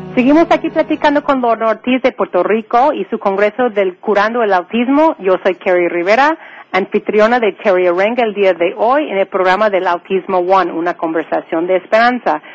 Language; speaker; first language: Spanish; non-native, fluent; English